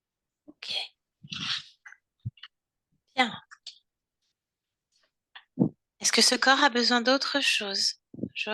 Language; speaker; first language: French; native; French